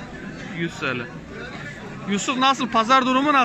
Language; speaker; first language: Turkish; native; Turkish